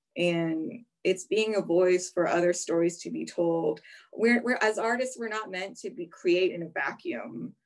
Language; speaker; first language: English; native; English